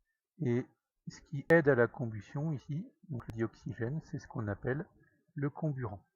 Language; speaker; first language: French; native; French